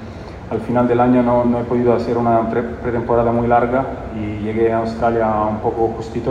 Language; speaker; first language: Spanish; non-native, fluent; Italian